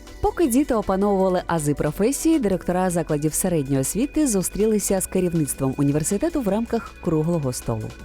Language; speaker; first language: Ukrainian; native; Ukrainian